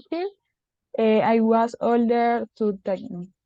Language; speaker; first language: English; non-native, learner; Spanish